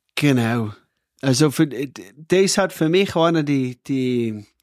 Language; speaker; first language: German; non-native, fluent; English